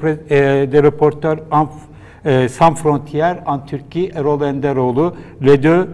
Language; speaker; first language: French; non-native, fluent; Turkish